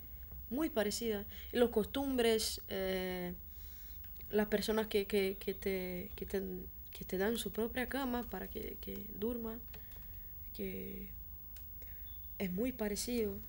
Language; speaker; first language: Spanish; non-native, fluent; Portuguese